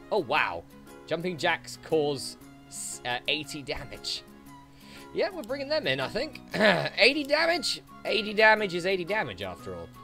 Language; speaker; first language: English; native; English